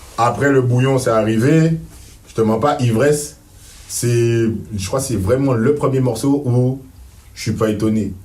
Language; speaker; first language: French; native; French